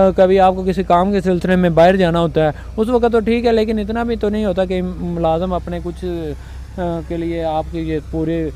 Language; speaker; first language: Urdu; non-native, local second language; Punjabi